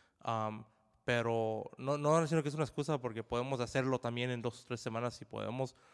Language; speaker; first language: Spanish; early bilingual, heritage; Spanish